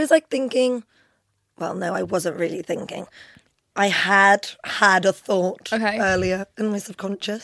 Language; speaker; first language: English; non-native, local second language; Albanian